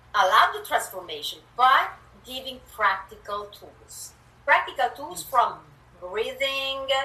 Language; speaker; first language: English; non-native, fluent; Italian